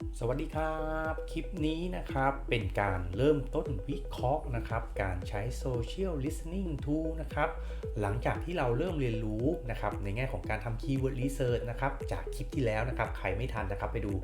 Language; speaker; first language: Thai; native; Thai